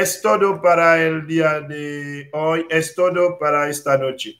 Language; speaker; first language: Spanish; non-native, learner; Haitian Creole